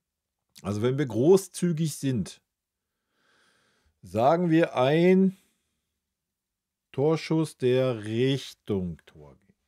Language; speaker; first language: German; native; German